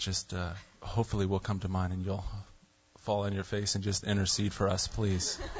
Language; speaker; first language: English; native; English